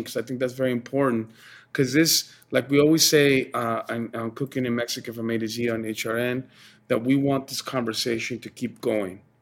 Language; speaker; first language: English; early bilingual, other home language; Spanish